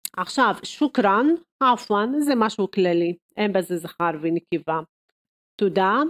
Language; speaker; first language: Hebrew; non-native, local second language; Arabic